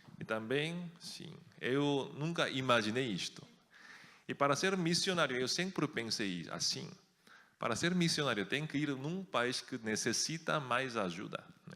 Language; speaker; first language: Portuguese; non-native, fluent; Korean